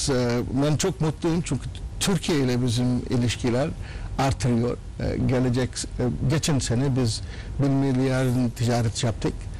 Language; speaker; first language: Turkish; non-native, learner; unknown